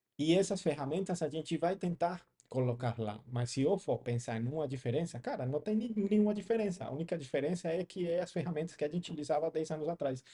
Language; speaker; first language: Portuguese; non-native, fluent; Spanish